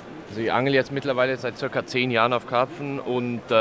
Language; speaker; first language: German; native; German